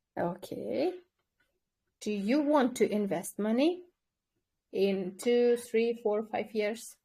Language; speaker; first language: English; non-native, fluent; Kyrgyz